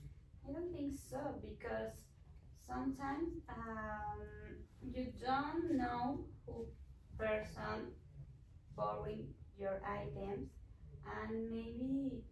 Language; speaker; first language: English; non-native, learner; Spanish